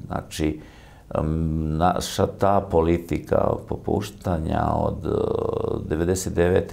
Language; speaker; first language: Croatian; native; Croatian